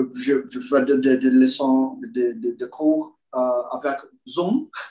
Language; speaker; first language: French; non-native, learner; Portuguese